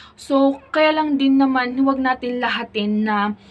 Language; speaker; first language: Filipino; native; Filipino